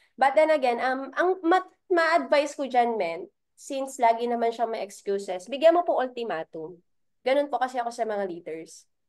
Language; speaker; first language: Filipino; native; Filipino